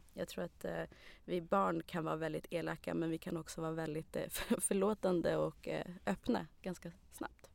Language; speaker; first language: Swedish; early bilingual, other home language; Arabic